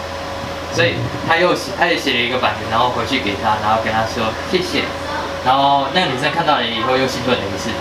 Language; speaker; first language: Chinese; native; Chinese